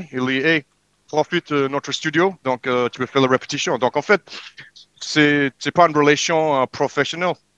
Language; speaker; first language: French; non-native, learner; English